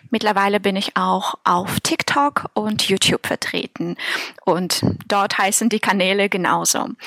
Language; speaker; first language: German; non-native, fluent; Russian